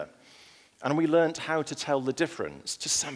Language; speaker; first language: English; native; English